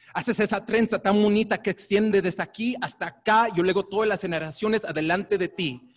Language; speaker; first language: Spanish; early bilingual, heritage; Spanish